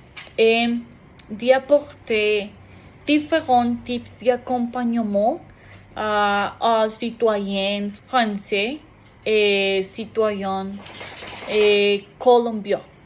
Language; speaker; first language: French; non-native, learner; Spanish